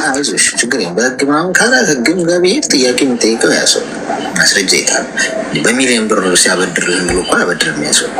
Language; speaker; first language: Amharic; native; Amharic